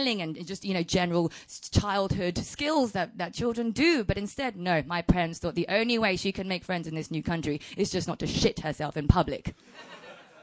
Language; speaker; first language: English; early bilingual, other home language; Chinese